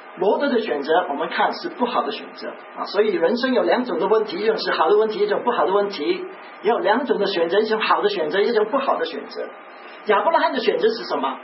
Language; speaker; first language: Chinese; native; Chinese